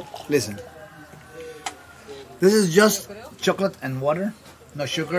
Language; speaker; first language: English; non-native, fluent; Spanish